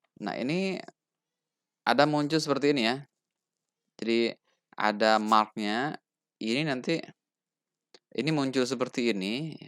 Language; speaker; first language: Indonesian; native; Indonesian